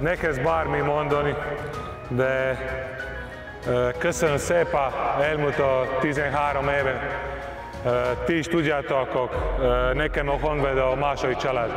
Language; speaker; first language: Hungarian; non-native, learner; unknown